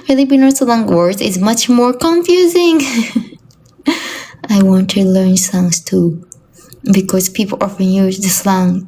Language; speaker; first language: English; non-native, learner; Japanese